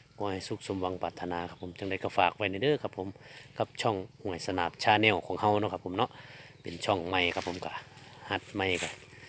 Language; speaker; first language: Thai; native; Thai